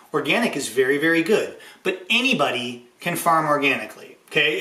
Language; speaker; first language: English; native; English